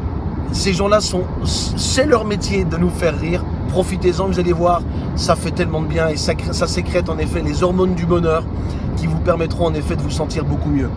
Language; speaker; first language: French; native; French